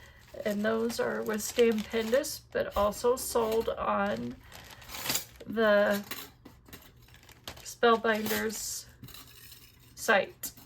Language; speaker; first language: English; native; English